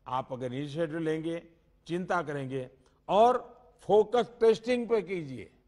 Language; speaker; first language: Hindi; non-native, local second language; Gujarati